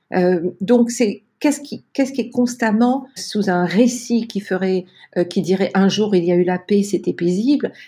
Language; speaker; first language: French; native; French